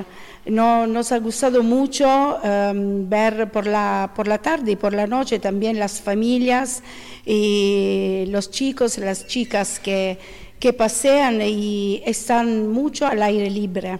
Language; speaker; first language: Spanish; non-native, fluent; Italian